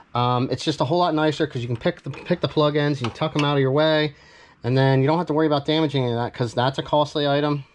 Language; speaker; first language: English; native; English